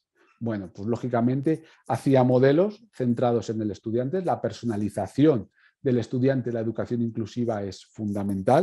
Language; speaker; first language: Spanish; native; Spanish